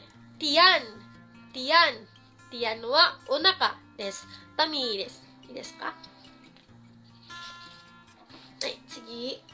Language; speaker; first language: Japanese; non-native, fluent; Filipino